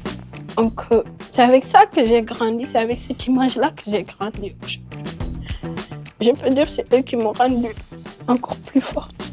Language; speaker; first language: French; non-native, local second language; Wolof